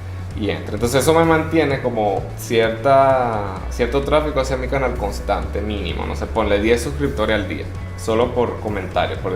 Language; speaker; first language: Spanish; native; Spanish